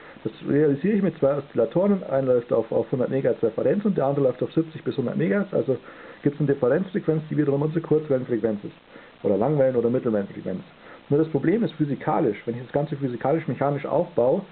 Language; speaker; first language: German; native; German